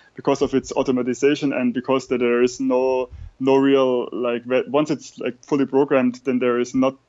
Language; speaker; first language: English; non-native, fluent; German